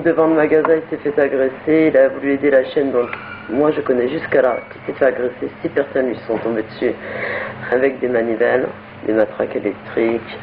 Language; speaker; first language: French; native; French